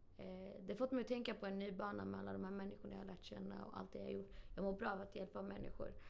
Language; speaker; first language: Swedish; early bilingual, other home language; Arabic